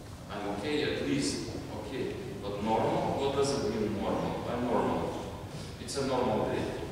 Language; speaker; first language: English; non-native, fluent; Ukrainian